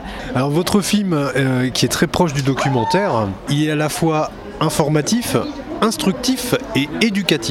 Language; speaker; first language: French; native; French